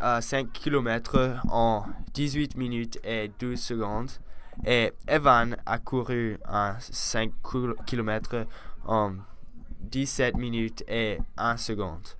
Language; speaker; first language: French; non-native, learner; English